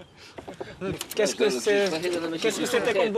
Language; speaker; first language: French; non-native, learner; Korean